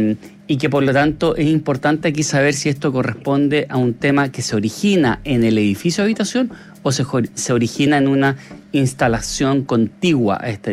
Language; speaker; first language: Spanish; native; Spanish